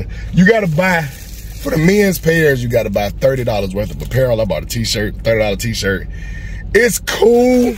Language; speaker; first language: English; native; English